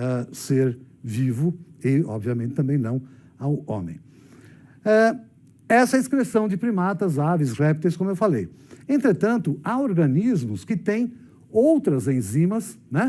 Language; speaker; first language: Portuguese; native; Portuguese